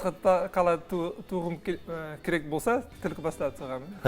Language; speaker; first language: Kazakh; non-native, learner; Dutch